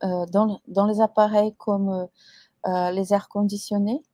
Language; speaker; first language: French; non-native, fluent; Portuguese